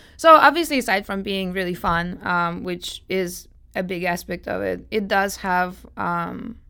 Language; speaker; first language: English; non-native, fluent; Russian